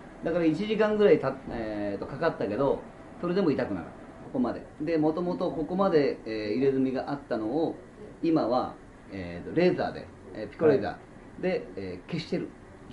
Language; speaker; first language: Japanese; native; Japanese